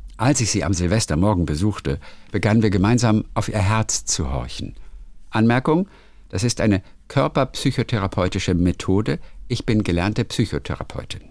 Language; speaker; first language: German; native; German